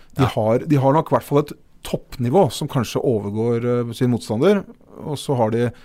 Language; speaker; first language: Norwegian; native; Norwegian